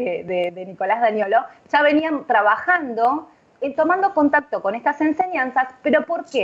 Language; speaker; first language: Spanish; native; Spanish